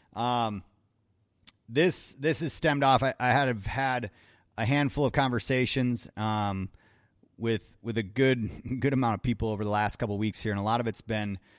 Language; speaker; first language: English; native; English